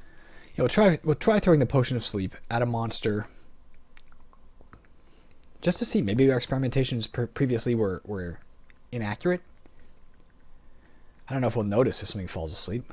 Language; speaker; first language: English; native; English